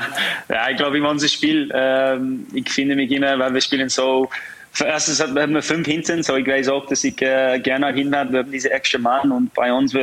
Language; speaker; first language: German; non-native, fluent; English